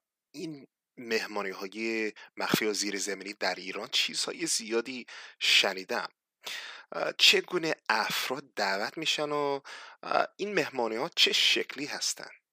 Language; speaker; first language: Persian; non-native, fluent; English